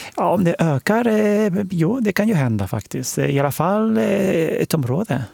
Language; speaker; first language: Swedish; non-native, fluent; Spanish